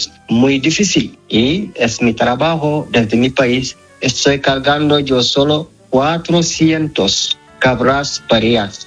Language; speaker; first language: Spanish; non-native, learner; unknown